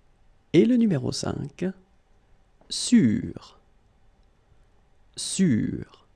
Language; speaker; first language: French; native; French